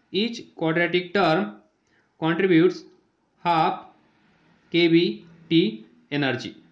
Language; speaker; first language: English; non-native, local second language; Marathi